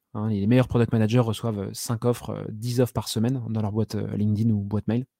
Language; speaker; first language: French; native; French